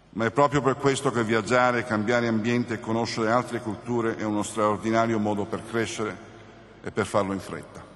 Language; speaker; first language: Italian; native; Italian